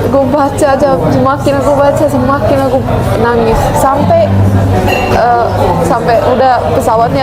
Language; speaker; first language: Indonesian; non-native, fluent; Finnish